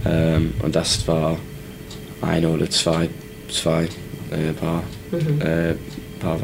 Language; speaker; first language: German; non-native, learner; English